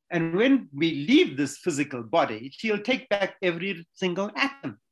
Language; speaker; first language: English; native; English